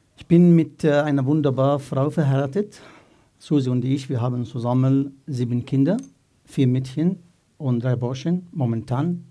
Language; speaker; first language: German; non-native, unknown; Arabic